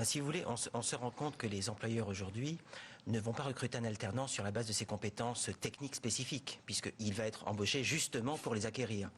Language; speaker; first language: French; native; French